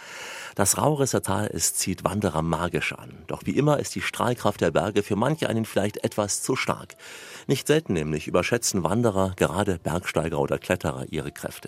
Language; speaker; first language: German; native; German